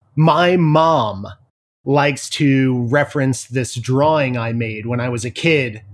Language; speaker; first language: English; native; English